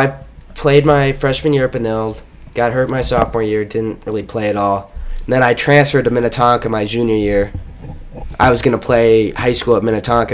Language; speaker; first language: English; native; English